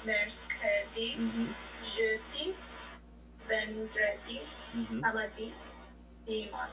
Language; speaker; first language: French; non-native, learner; English